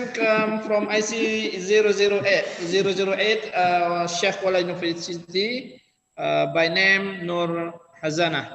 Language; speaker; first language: English; non-native, learner; Indonesian